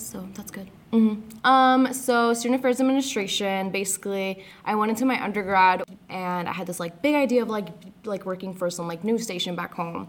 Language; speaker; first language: English; early bilingual, other home language; Spanish